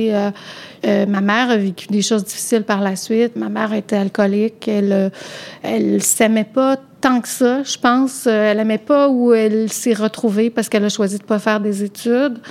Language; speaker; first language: French; native; French